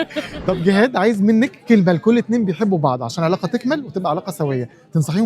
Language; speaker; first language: Arabic; native; Arabic